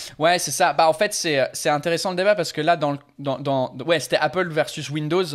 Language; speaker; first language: French; non-native, fluent; English